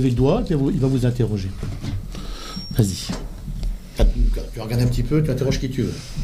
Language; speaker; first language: French; native; French